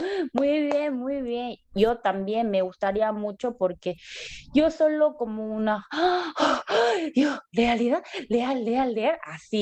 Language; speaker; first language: Spanish; non-native, learner; Korean